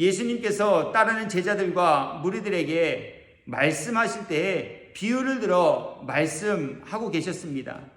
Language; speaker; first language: Korean; native; Korean